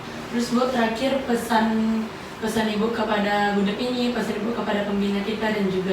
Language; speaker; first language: Indonesian; non-native, local second language; Minangkabau